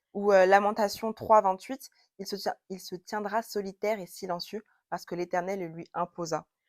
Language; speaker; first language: French; native; French